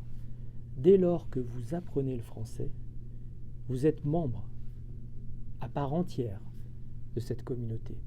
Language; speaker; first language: French; native; French